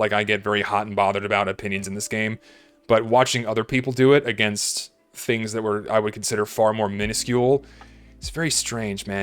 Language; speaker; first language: English; native; English